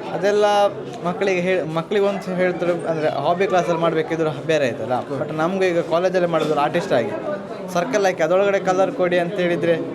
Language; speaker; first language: Kannada; native; Kannada